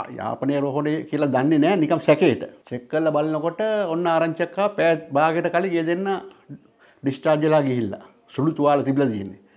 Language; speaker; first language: Sinhala; non-native, local second language; Tamil